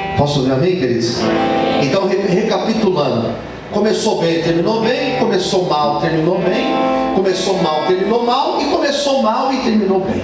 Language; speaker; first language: Portuguese; native; Portuguese